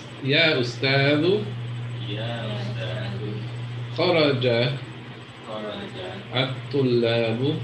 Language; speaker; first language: Arabic; non-native, fluent; English